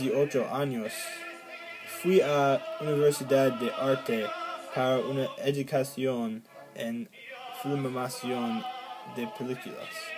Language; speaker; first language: Spanish; non-native, learner; English